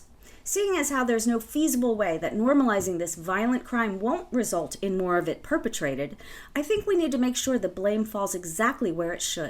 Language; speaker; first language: English; native; English